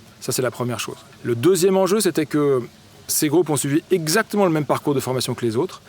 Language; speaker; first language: French; native; French